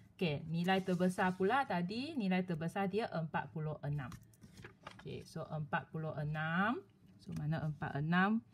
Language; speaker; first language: Malay; non-native, local second language; Chinese